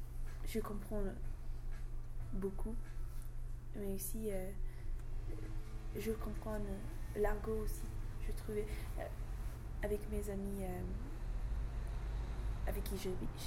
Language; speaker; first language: French; non-native, learner; English